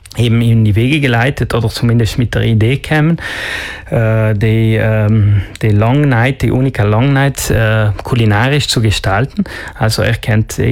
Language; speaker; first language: German; non-native, local second language; Ladin